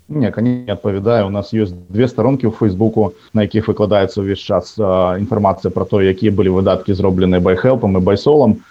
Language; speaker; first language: Belarusian; non-native, local second language; Russian